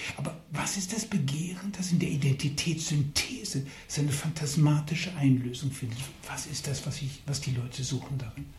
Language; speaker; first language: German; native; German